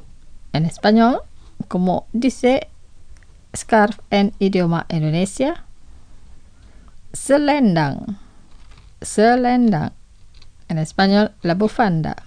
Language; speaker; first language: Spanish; non-native, fluent; Indonesian